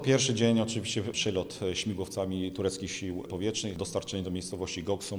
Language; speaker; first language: Polish; native; Polish